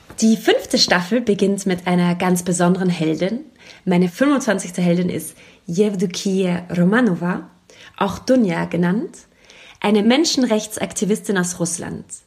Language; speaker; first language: German; native; German